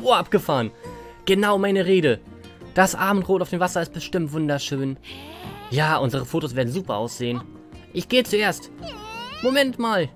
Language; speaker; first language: German; native; German